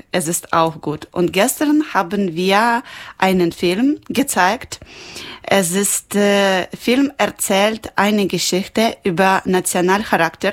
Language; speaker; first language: German; non-native, learner; Ukrainian